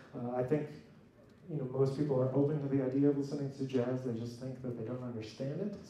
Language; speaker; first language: English; native; English